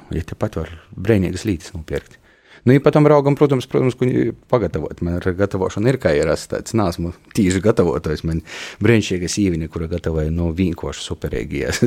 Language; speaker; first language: Latvian; native; Latvian